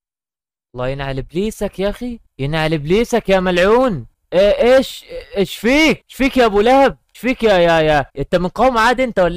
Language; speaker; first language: Arabic; native; Arabic